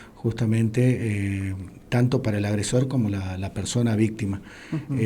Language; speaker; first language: Spanish; native; Spanish